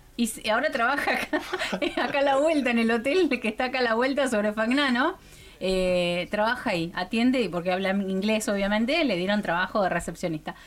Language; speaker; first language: Spanish; native; Spanish